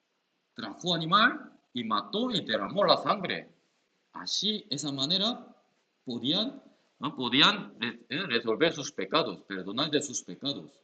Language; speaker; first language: Spanish; non-native, learner; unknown